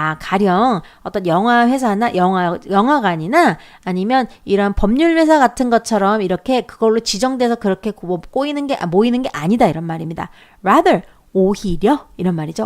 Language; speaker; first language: Korean; native; Korean